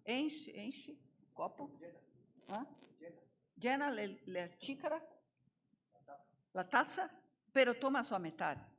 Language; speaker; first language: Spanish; non-native, learner; Portuguese